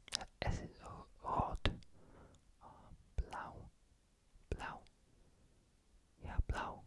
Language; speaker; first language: German; non-native, learner; Polish